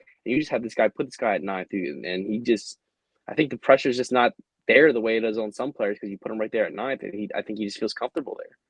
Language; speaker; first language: English; native; English